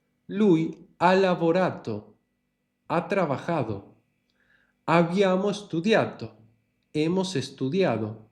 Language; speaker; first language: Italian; non-native, fluent; Spanish